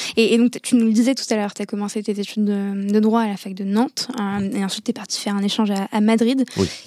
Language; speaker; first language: French; non-native, local second language; Arabic